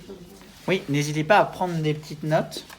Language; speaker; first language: French; native; French